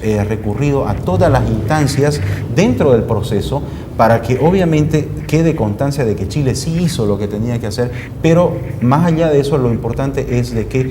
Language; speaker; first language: Spanish; native; Spanish